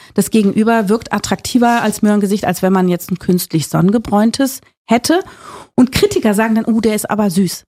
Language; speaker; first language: German; native; German